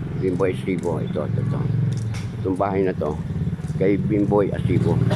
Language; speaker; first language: Filipino; non-native, local second language; Waray